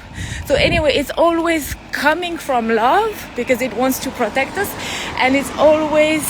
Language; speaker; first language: English; non-native, fluent; French